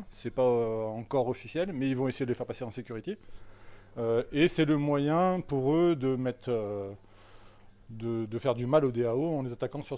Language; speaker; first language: French; native; French